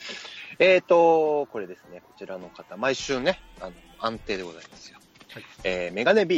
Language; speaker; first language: Japanese; native; Japanese